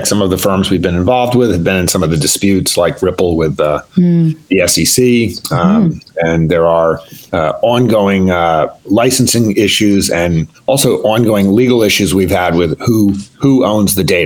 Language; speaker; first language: English; native; English